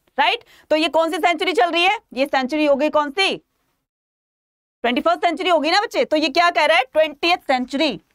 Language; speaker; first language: Hindi; native; Hindi